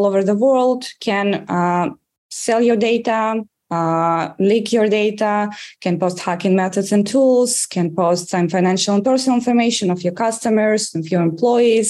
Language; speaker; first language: English; non-native, fluent; Russian